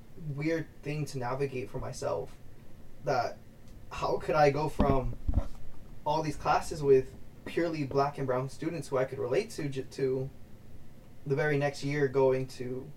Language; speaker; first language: English; early bilingual, other home language; Spanish